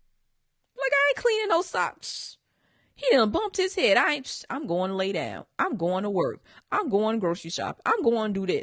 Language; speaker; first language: English; native; English